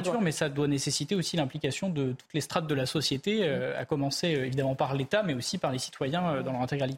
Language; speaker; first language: French; native; French